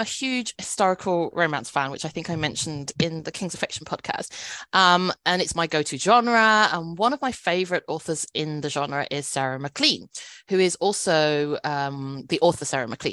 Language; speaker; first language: English; native; English